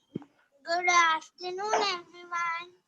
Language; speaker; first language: English; non-native, learner; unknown